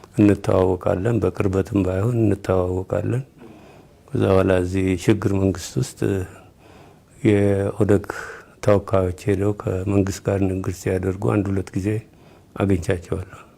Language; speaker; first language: Amharic; non-native, local second language; Oromo